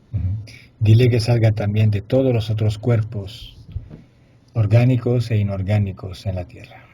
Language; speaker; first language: Spanish; non-native, fluent; Italian